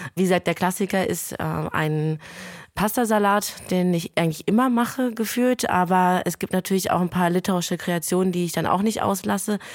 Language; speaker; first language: German; non-native, fluent; Lithuanian